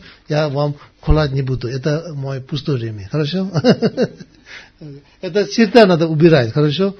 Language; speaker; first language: Russian; non-native, learner; Tibetan